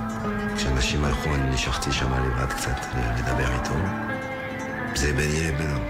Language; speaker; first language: Hebrew; non-native, fluent; French